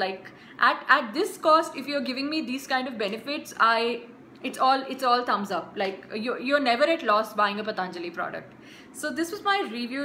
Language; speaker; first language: English; non-native, local second language; Hindi